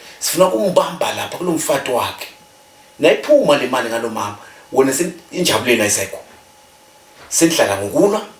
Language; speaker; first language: Zulu; non-native, local second language; Swati